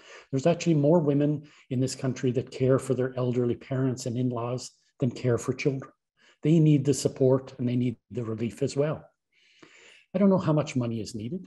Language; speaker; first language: English; native; English